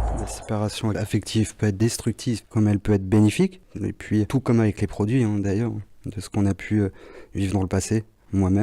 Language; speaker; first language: French; native; French